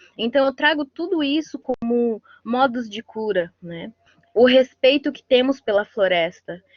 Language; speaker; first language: Portuguese; non-native, local second language; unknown